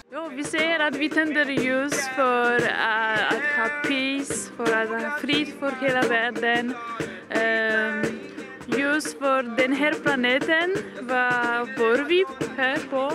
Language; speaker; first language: Swedish; non-native, learner; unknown